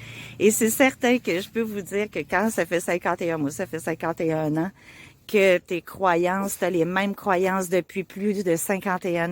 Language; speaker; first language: French; native; French